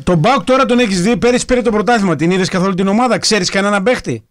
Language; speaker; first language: Greek; native; Greek